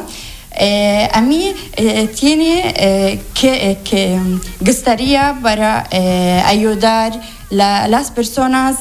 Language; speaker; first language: Spanish; non-native, learner; Arabic